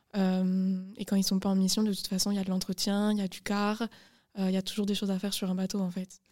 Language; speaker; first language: French; native; French